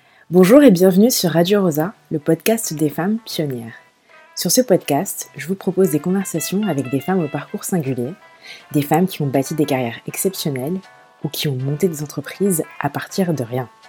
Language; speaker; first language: French; native; French